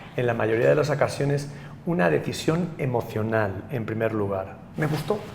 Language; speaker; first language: Spanish; native; Spanish